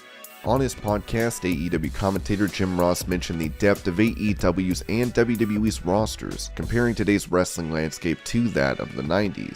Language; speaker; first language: English; native; English